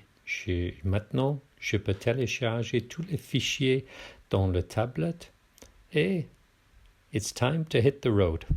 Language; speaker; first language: French; non-native, fluent; English